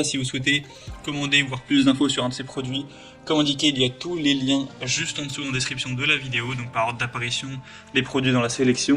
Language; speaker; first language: French; native; French